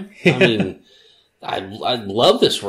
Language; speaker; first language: English; native; English